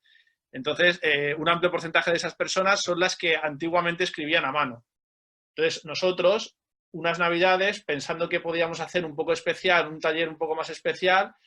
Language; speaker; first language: Spanish; native; Spanish